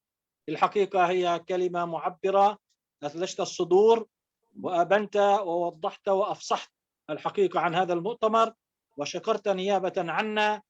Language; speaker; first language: Arabic; native; Arabic